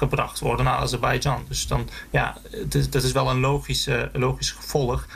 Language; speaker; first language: Dutch; early bilingual, other home language; Azerbaijani